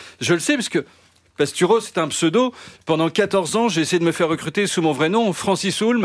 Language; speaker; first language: French; native; French